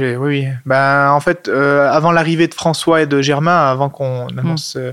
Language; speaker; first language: French; native; French